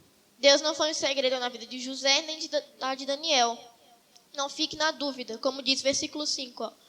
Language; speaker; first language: Portuguese; native; Portuguese